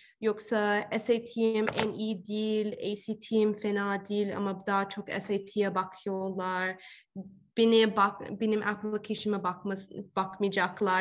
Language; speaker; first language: Turkish; early bilingual, heritage; Turkish